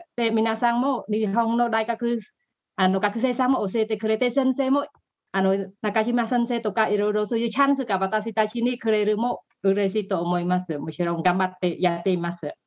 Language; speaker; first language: Japanese; non-native, fluent; Khmer